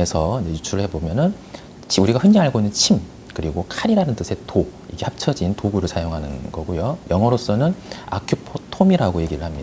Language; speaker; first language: Korean; native; Korean